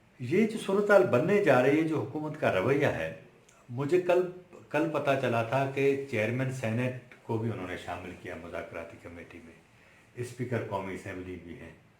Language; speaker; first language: Urdu; non-native, local second language; Sindhi